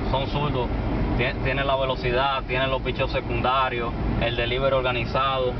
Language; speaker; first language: Spanish; native; Spanish